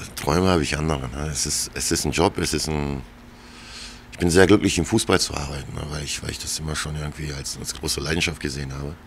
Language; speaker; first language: German; early bilingual, other home language; Croatian